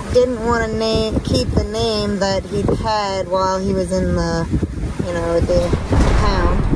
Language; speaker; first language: English; native; English